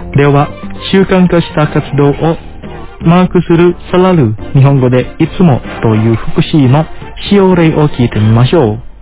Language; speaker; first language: Japanese; non-native, fluent; Indonesian